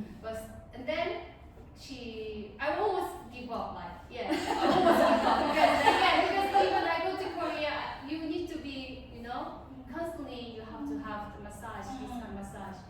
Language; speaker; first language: English; non-native, learner; Korean